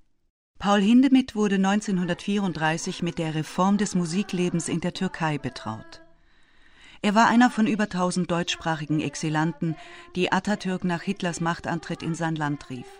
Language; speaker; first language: German; native; German